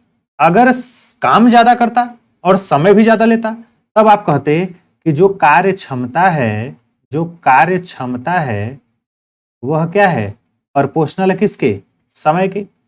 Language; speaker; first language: Hindi; native; Hindi